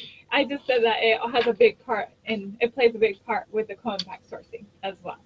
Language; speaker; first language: English; non-native, fluent; Japanese